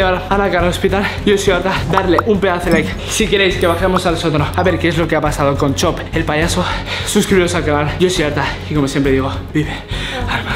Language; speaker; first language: Spanish; native; Spanish